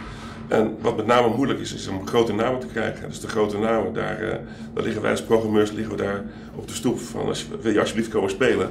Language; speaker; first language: Dutch; native; Dutch